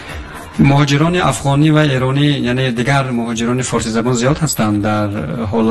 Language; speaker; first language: Persian; native; Persian